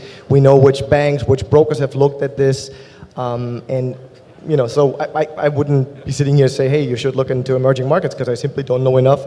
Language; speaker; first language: English; non-native, fluent; German